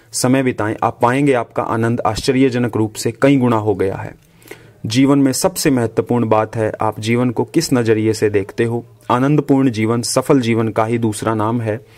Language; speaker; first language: Hindi; native; Hindi